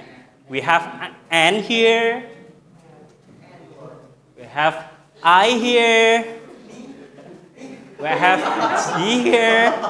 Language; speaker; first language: English; non-native, learner; Indonesian